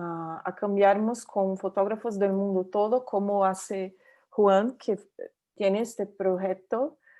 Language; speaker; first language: Spanish; non-native, learner; Portuguese